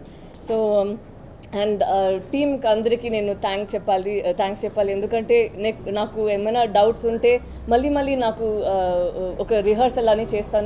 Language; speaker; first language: Telugu; non-native, learner; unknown